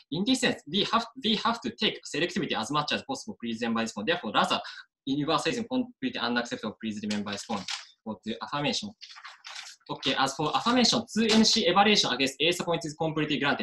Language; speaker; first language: English; non-native, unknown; Japanese